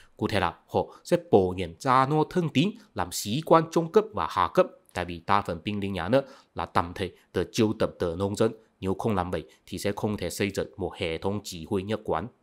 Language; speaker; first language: Vietnamese; non-native, fluent; Chinese